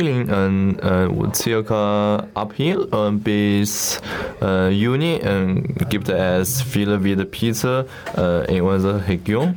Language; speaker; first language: German; non-native, learner; Chinese